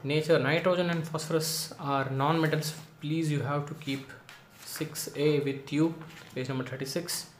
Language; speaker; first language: English; non-native, local second language; Kannada